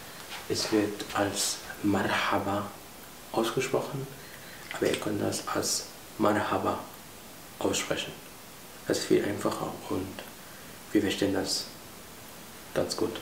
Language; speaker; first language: German; non-native, fluent; Arabic